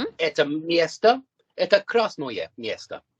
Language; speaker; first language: Russian; non-native, learner; English